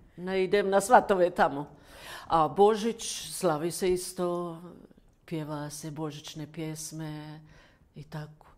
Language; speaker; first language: Croatian; non-native, fluent; German